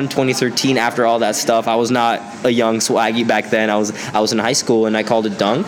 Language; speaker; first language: English; non-native, fluent; Swedish